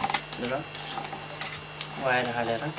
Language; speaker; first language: Nepali; native; Nepali